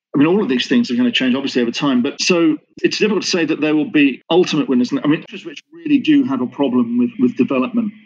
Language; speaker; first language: English; native; English